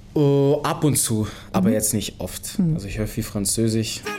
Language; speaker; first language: German; early bilingual, other home language; Lingala